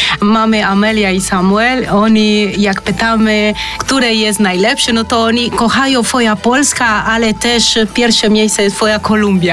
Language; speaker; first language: Polish; non-native, learner; Spanish